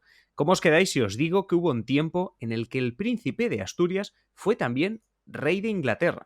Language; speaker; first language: Spanish; native; Spanish